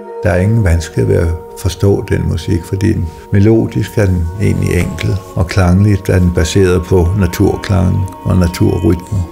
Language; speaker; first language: Danish; native; Danish